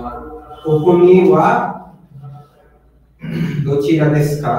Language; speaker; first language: Japanese; non-native, learner; Bangla